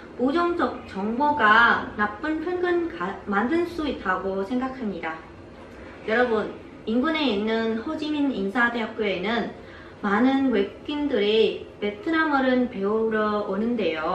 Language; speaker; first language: Korean; non-native, fluent; Vietnamese